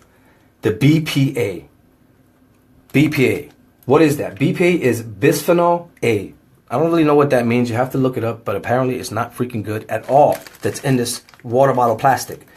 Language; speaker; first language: English; native; English